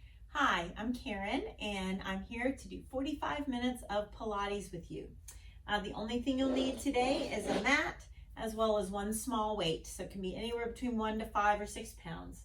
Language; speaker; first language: English; native; English